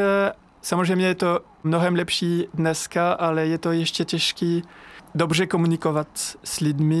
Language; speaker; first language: Czech; non-native, learner; French